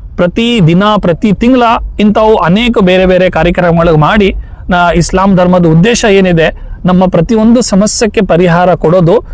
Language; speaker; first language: Kannada; non-native, local second language; Urdu